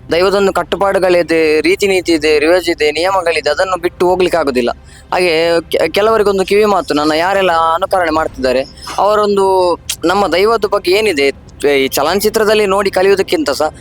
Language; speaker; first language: Kannada; non-native, local second language; Tulu